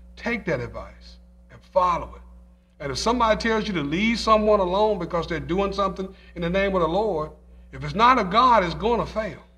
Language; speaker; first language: English; native; English